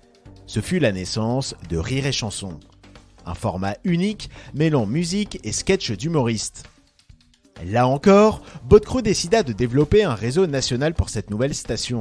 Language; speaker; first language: French; native; French